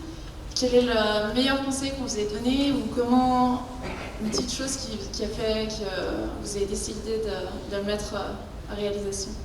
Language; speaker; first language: French; native; French